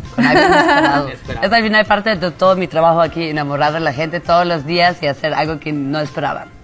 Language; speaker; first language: Spanish; non-native, fluent; German